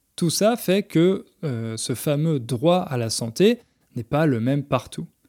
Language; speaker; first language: French; native; French